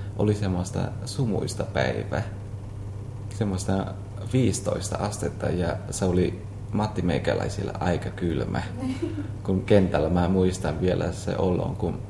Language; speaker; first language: Finnish; non-native, fluent; Vietnamese